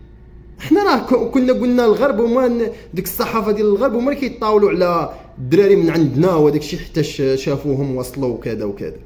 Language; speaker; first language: Arabic; native; Arabic